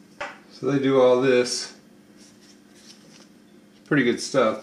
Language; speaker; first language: English; native; English